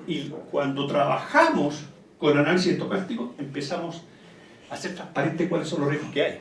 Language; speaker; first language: Spanish; native; Spanish